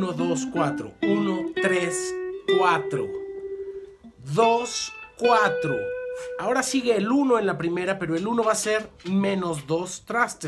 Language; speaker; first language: Spanish; native; Spanish